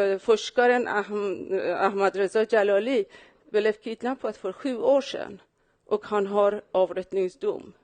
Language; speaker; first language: Swedish; non-native, fluent; Persian